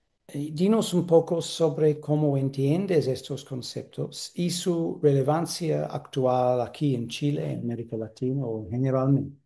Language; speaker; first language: Spanish; non-native, fluent; English